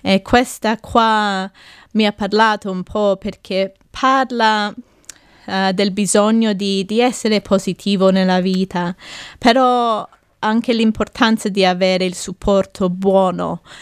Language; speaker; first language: Italian; non-native, fluent; English